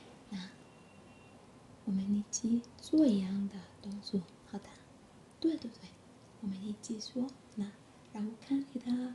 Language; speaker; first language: Chinese; non-native, learner; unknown